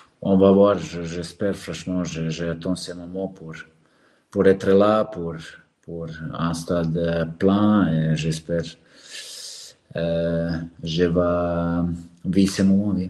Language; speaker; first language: French; non-native, learner; Serbian